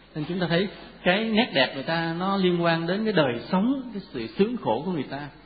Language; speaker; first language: Vietnamese; native; Vietnamese